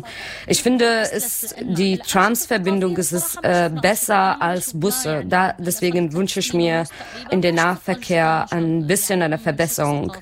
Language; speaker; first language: German; non-native, learner; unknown